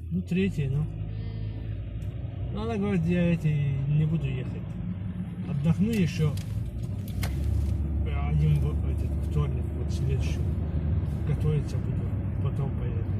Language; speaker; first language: Russian; non-native, learner; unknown